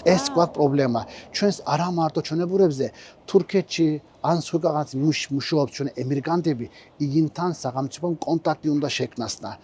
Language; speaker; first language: Georgian; early bilingual, heritage; Georgian